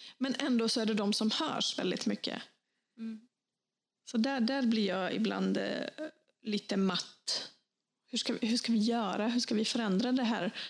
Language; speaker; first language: Swedish; early bilingual, other home language; Bosnian